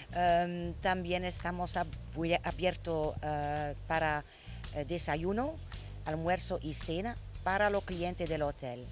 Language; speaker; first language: Spanish; non-native, learner; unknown